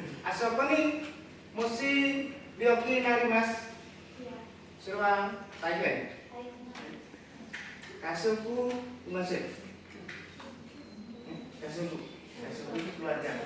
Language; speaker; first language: Japanese; non-native, learner; Indonesian